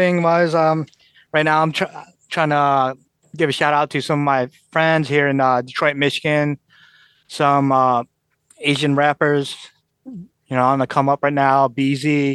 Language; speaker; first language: English; native; English